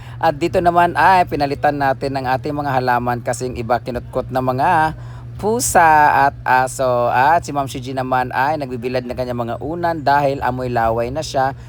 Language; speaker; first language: Filipino; non-native, local second language; Cebuano